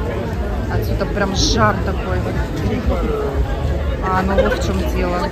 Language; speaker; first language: Russian; native; Russian